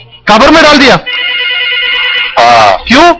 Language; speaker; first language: Hindi; non-native, local second language; Malayalam